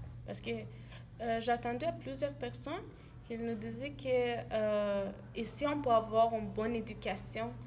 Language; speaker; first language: French; non-native, learner; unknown